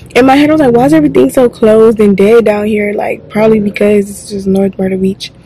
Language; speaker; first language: English; native; English